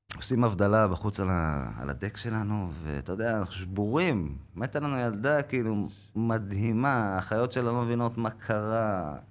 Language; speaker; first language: Hebrew; native; Hebrew